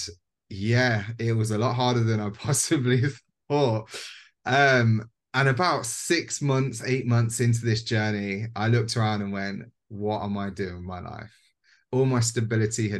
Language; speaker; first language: English; native; English